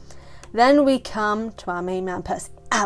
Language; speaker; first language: English; native; English